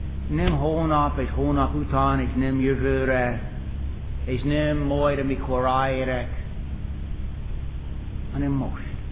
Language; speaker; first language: Hungarian; non-native, fluent; English